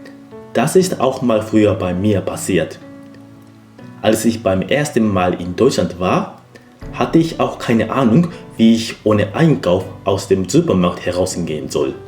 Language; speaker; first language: German; non-native, fluent; Japanese